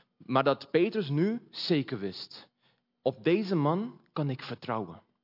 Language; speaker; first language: Dutch; early bilingual, other home language; Portuguese